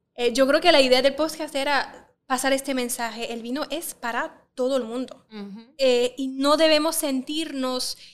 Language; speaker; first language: Spanish; non-native, fluent; French